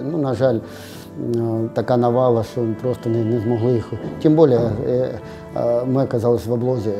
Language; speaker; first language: Ukrainian; non-native, local second language; Russian